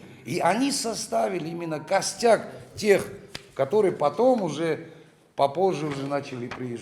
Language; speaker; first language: Russian; native; Russian